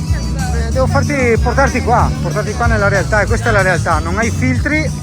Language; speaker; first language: Italian; native; Italian